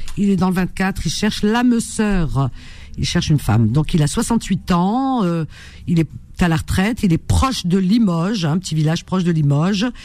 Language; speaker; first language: French; native; French